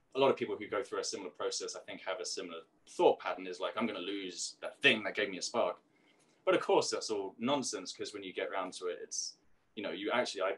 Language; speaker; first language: English; native; English